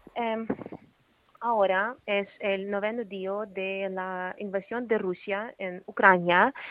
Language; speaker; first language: Spanish; non-native, fluent; Ukrainian